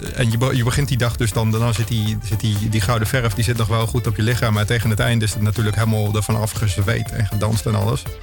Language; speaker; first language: Dutch; native; Dutch